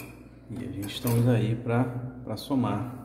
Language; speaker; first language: Portuguese; native; Portuguese